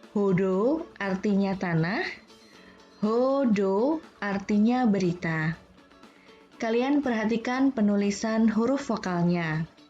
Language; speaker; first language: Indonesian; native; Indonesian